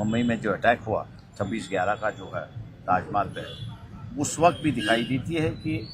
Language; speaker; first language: Hindi; non-native, local second language; Marathi